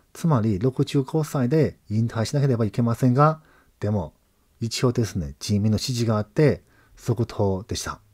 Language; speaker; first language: Japanese; non-native, fluent; Chinese